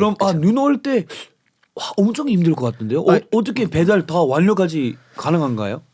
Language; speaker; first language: Korean; non-native, fluent; English